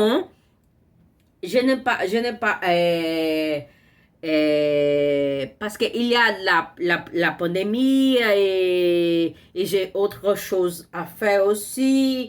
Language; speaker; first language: French; non-native, learner; Portuguese